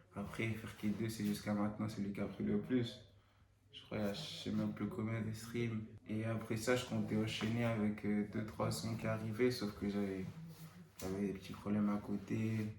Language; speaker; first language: French; non-native, fluent; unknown